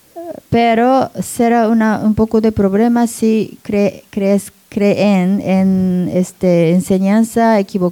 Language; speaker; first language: Spanish; non-native, learner; Japanese